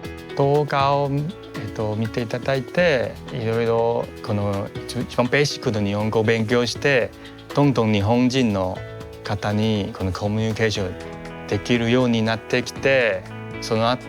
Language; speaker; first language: Japanese; non-native, fluent; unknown